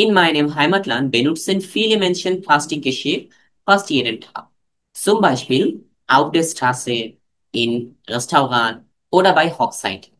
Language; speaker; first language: German; non-native, fluent; Bangla